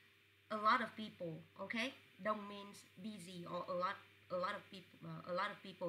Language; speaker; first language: English; non-native, fluent; Vietnamese